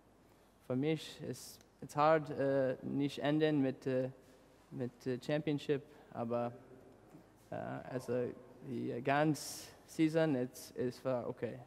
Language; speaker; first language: German; non-native, learner; English